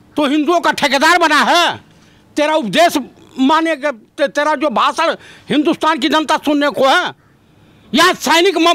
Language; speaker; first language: Hindi; native; Hindi